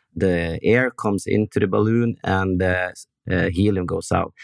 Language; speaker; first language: English; non-native, fluent; Norwegian